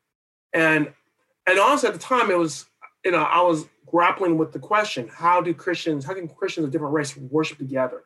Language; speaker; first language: English; native; English